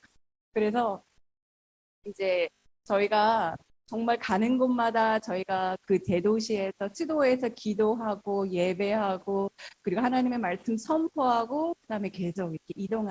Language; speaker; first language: Korean; early bilingual, heritage; Korean